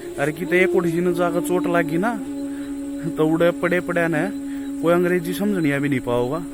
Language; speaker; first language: Hindi; native; Hindi